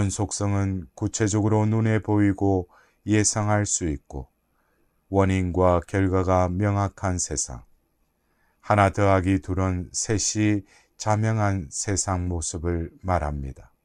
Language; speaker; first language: Korean; native; Korean